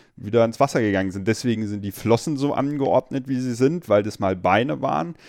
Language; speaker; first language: German; native; German